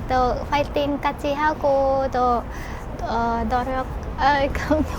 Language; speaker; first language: Korean; non-native, learner; Indonesian